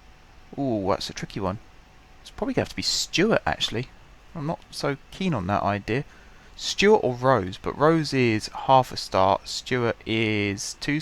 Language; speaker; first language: English; native; English